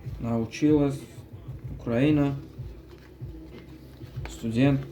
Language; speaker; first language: Russian; non-native, learner; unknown